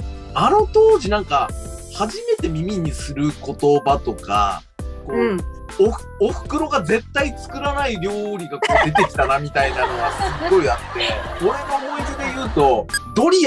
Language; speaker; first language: Japanese; native; Japanese